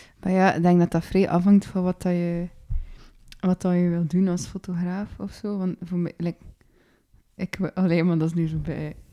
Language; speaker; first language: Dutch; native; Dutch